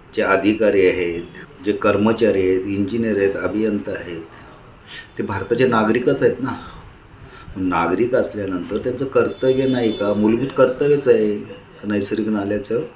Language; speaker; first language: Marathi; native; Marathi